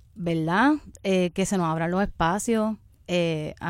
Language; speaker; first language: Spanish; native; Spanish